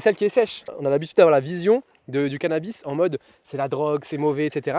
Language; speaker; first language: French; native; French